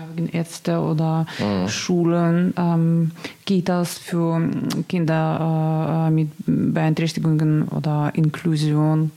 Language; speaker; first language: German; non-native, learner; Russian